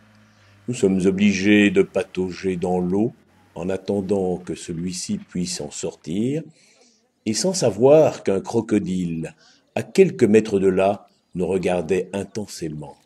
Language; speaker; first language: French; native; French